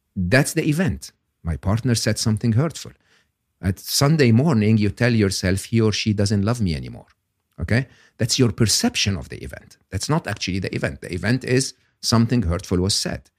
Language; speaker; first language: English; non-native, fluent; Arabic